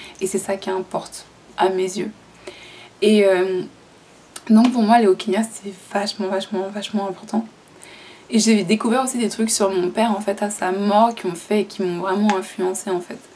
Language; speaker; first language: French; native; French